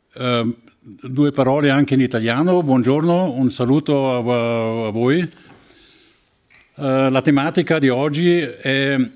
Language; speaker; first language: Italian; non-native, local second language; German